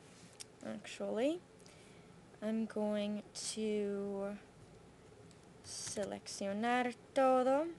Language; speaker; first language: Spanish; non-native, learner; English